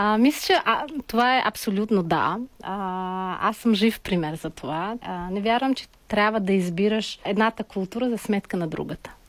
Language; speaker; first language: Bulgarian; non-native, fluent; Tajik